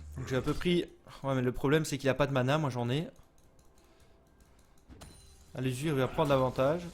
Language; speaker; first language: French; native; French